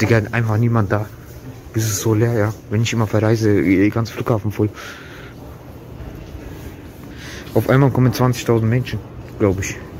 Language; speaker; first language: German; early bilingual, other home language; Turkish